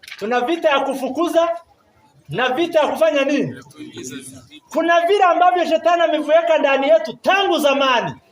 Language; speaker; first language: Swahili; non-native, local second language; Kinyarwanda